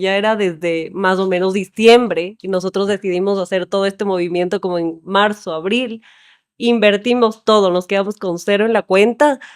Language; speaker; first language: Spanish; native; Spanish